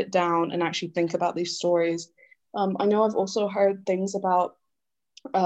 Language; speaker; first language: English; native; English